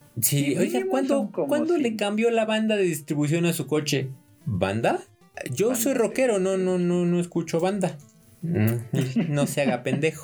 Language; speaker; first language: Spanish; native; Spanish